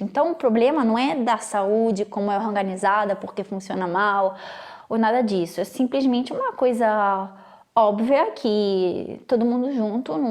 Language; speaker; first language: Portuguese; non-native, fluent; Italian